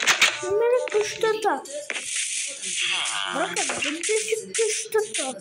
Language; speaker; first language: Bulgarian; early bilingual, heritage; Bulgarian